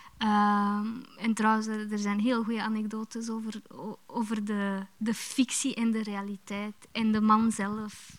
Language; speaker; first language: Dutch; early bilingual, other home language; Romanian